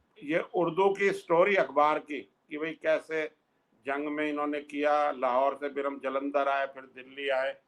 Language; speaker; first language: Hindi; native; Hindi